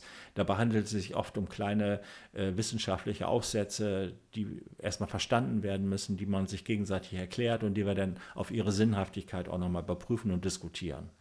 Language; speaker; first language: German; native; German